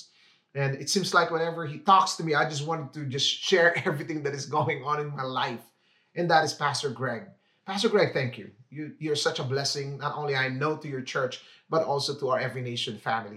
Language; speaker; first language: English; non-native, local second language; Filipino